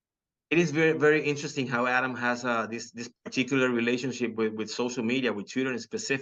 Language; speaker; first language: English; non-native, local second language; Spanish